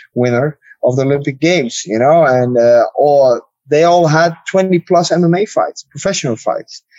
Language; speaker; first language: English; non-native, fluent; Dutch